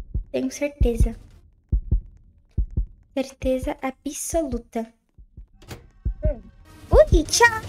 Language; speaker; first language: Portuguese; native; Portuguese